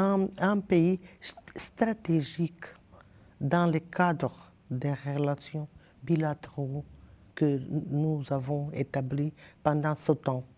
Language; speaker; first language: French; non-native, learner; Portuguese